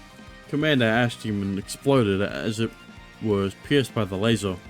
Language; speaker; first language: English; native; English